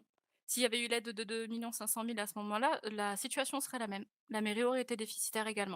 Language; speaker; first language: French; native; French